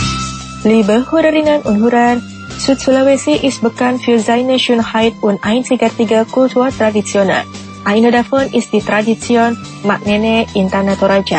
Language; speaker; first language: German; non-native, fluent; Indonesian